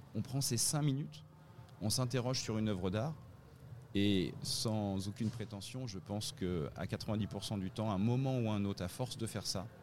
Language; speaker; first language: French; native; French